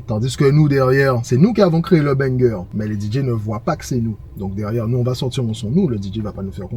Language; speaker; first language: French; native; French